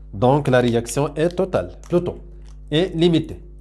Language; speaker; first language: French; non-native, local second language; Arabic